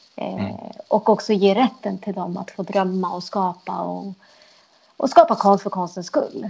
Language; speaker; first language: Swedish; early bilingual, other home language; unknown